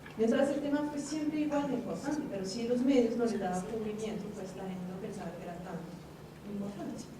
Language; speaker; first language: Spanish; non-native, fluent; French